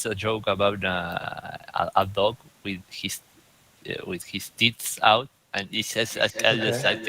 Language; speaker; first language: English; non-native, fluent; Spanish